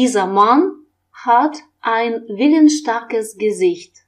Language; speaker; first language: German; non-native, fluent; Russian